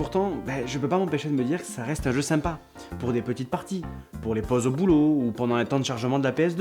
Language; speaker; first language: French; native; French